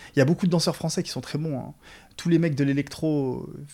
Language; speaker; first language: French; native; French